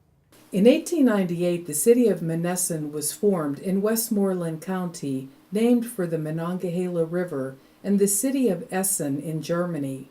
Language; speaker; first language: English; native; English